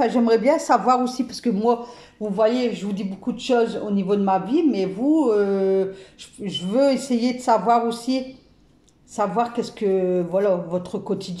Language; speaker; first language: French; native; French